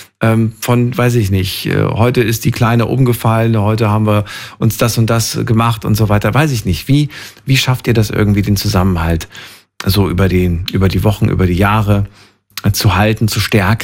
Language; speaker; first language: German; native; German